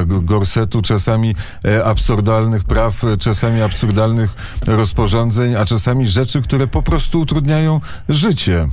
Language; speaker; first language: Polish; native; Polish